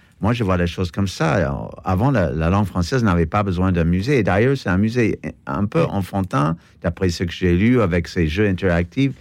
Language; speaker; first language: French; non-native, fluent; English